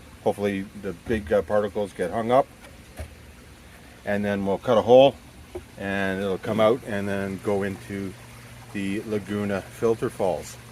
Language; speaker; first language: English; native; English